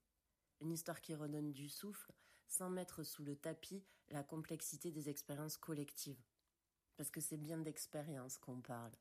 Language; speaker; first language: French; native; French